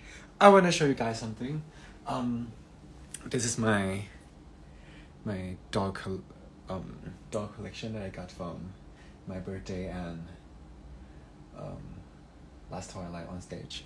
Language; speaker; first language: English; non-native, learner; Thai